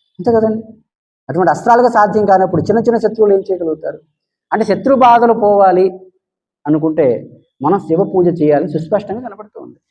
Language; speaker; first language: Telugu; native; Telugu